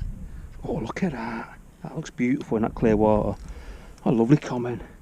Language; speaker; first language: English; native; English